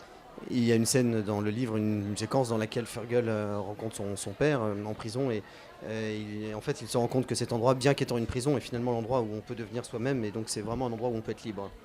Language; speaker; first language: French; native; French